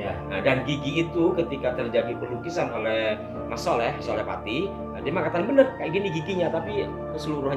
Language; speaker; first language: Indonesian; native; Indonesian